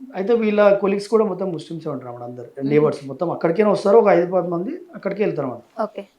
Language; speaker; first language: Telugu; native; Telugu